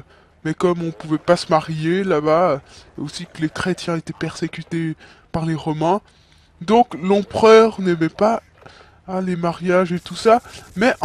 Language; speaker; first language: French; native; French